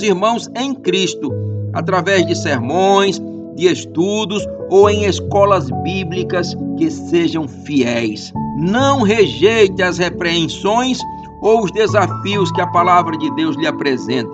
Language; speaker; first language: Portuguese; native; Portuguese